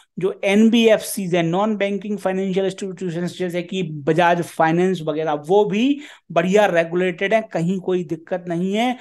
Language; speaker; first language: Hindi; native; Hindi